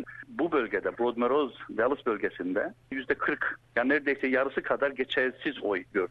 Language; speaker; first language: Turkish; early bilingual, heritage; Turkish